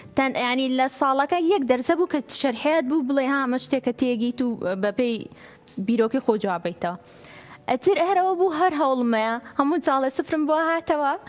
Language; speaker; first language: Central Kurdish; native; Central Kurdish